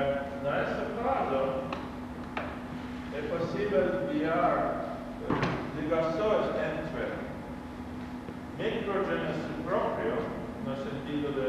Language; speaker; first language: Portuguese; non-native, learner; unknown